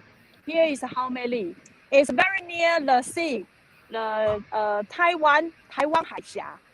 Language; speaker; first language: English; non-native, learner; Chinese